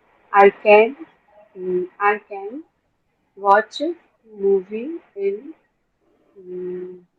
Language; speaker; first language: English; non-native, learner; Hindi